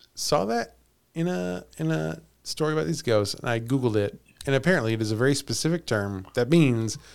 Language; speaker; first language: English; native; English